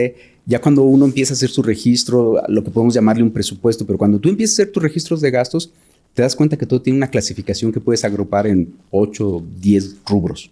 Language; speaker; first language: Spanish; native; Spanish